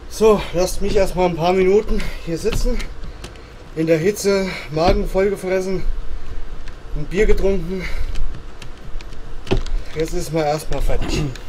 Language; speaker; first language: German; native; German